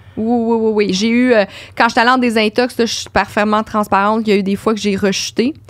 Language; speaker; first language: French; native; French